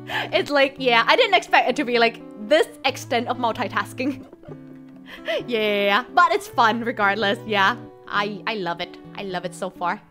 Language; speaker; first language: English; non-native, fluent; Thai